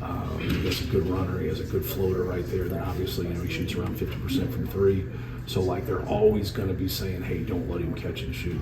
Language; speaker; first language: English; native; English